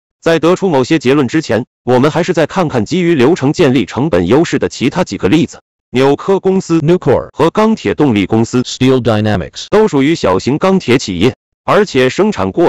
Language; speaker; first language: Chinese; native; Chinese